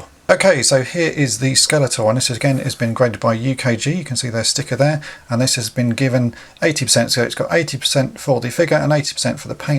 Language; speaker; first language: English; native; English